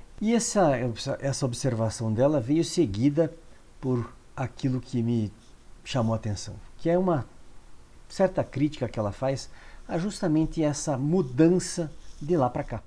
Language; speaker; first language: Portuguese; native; Portuguese